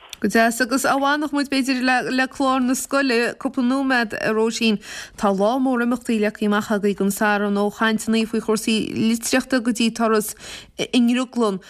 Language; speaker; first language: Irish; native; Irish